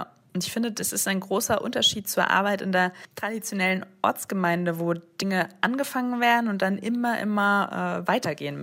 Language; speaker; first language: German; native; German